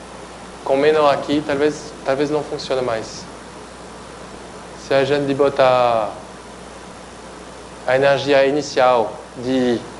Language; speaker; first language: Portuguese; non-native, fluent; French